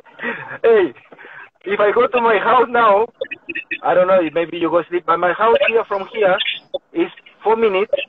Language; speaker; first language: English; non-native, learner; Spanish